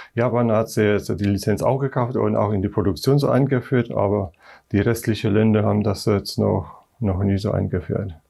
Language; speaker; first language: German; non-native, fluent; Polish